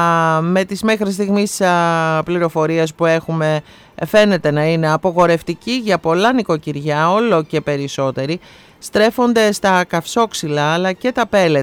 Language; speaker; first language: Greek; native; Greek